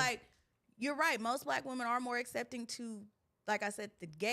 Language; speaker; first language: English; native; English